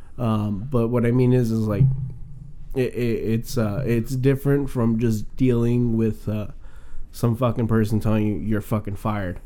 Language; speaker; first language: English; early bilingual, other home language; Spanish